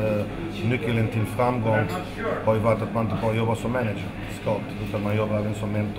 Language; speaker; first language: Swedish; early bilingual, other home language; Macedonian